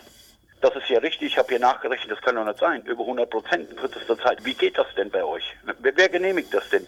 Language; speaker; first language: German; native; German